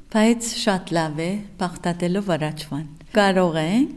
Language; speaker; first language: Armenian; early bilingual, heritage; Arabic